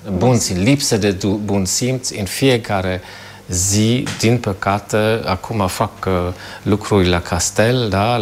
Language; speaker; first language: Romanian; non-native, fluent; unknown